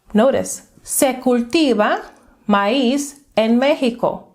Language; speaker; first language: Spanish; non-native, fluent; English